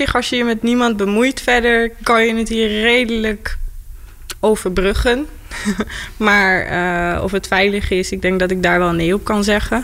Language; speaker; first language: Dutch; native; Dutch